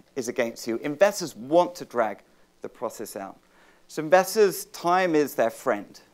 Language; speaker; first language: English; native; English